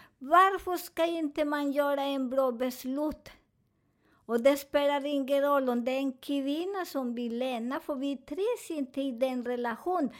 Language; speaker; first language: Swedish; non-native, learner; Spanish